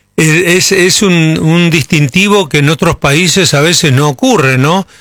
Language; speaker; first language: Spanish; native; Spanish